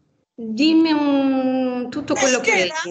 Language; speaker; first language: Italian; native; Italian